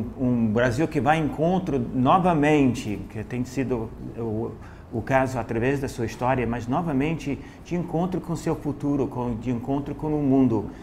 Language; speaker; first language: Portuguese; non-native, fluent; English